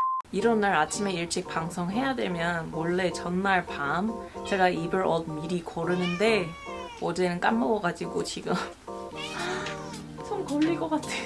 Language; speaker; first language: Korean; non-native, fluent; English